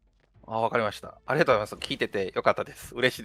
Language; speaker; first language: Japanese; non-native, fluent; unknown